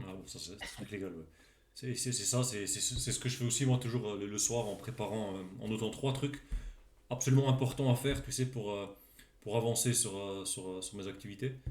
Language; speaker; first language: French; native; French